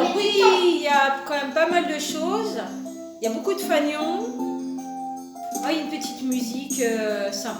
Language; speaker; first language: French; native; French